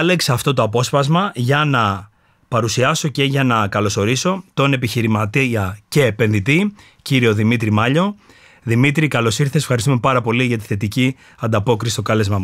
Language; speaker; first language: Greek; native; Greek